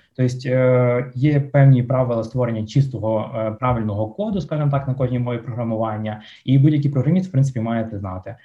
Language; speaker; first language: Ukrainian; non-native, local second language; Russian